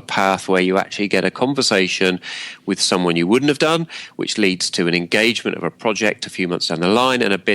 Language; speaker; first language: English; native; English